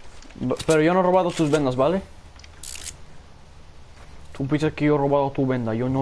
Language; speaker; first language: Spanish; non-native, learner; English